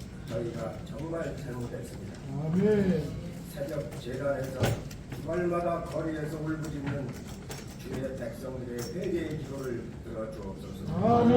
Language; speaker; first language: Korean; native; Korean